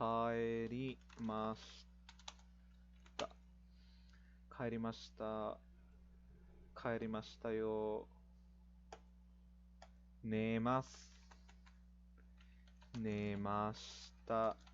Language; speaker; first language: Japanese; non-native, fluent; Spanish